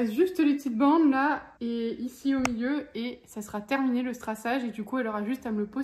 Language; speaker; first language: French; native; French